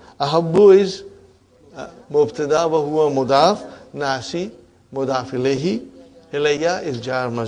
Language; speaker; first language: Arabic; non-native, fluent; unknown